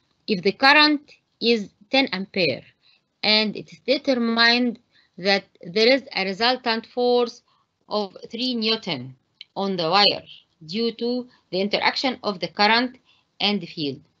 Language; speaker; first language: English; non-native, fluent; Arabic